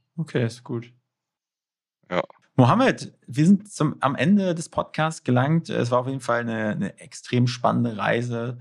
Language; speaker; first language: German; native; German